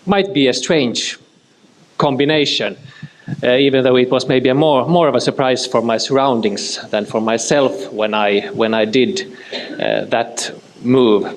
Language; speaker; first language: English; non-native, fluent; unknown